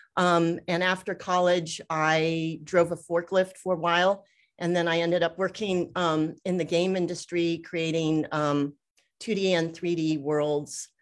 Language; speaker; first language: English; native; English